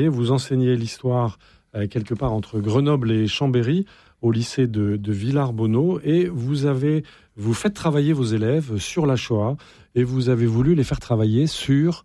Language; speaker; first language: French; native; French